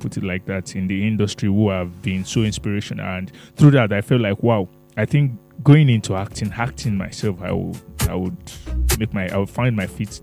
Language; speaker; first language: English; non-native, local second language; Yoruba